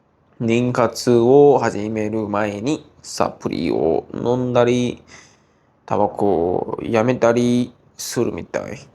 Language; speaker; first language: Japanese; non-native, learner; Korean